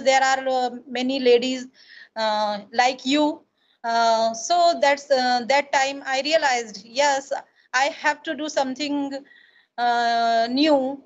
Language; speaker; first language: English; non-native, learner; Hindi